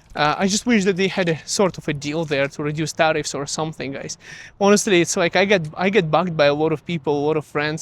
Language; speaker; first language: English; early bilingual, other home language; Russian